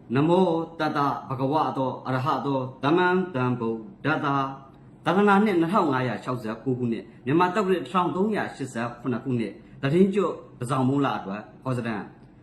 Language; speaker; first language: Burmese; native; Burmese